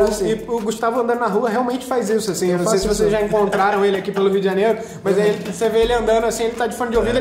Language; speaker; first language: Portuguese; native; Portuguese